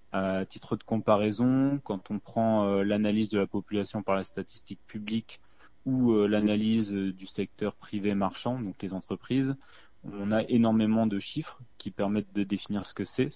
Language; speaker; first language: French; native; French